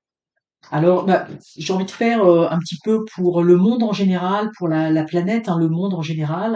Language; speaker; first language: French; native; French